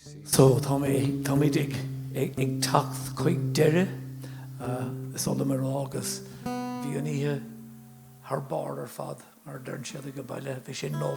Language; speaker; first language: Irish; non-native, local second language; English